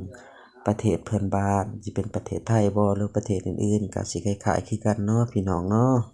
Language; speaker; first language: Thai; non-native, local second language; Lao